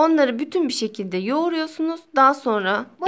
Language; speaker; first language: Turkish; native; Turkish